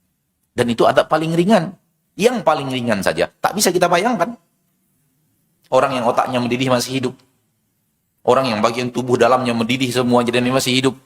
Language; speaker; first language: Indonesian; native; Indonesian